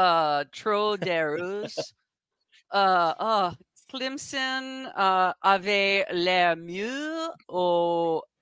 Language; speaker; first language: French; non-native, learner; English